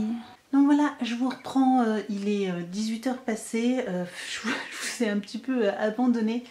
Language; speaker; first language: French; native; French